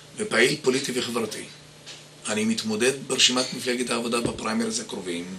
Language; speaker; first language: Hebrew; non-native, local second language; Arabic